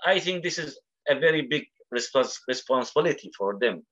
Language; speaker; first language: English; non-native, fluent; Arabic